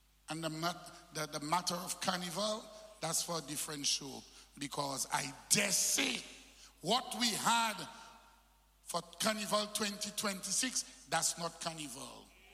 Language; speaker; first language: English; non-native, local second language; French